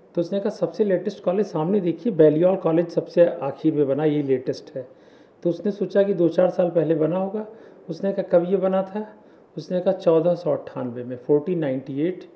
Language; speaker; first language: Hindi; native; Hindi